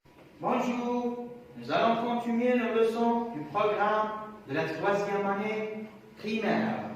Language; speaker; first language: French; non-native, local second language; Arabic